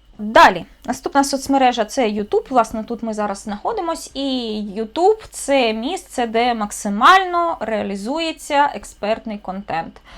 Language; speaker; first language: Ukrainian; non-native, local second language; Russian